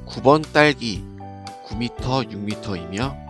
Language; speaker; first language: Korean; native; Korean